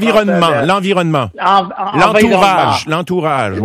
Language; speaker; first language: French; native; French